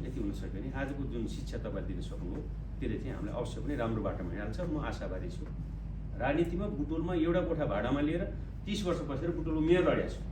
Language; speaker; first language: Nepali; native; Nepali